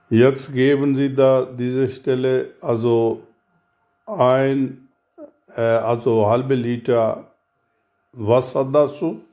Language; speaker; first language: German; non-native, learner; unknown